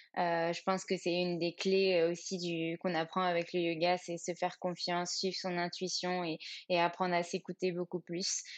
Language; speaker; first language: French; native; French